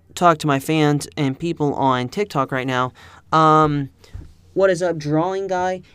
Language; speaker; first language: English; early bilingual, other home language; Spanish